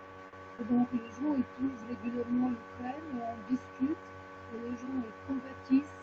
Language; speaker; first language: French; non-native, fluent; Ukrainian